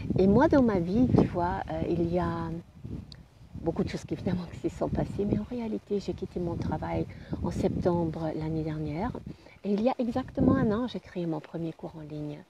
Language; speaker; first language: French; non-native, fluent; German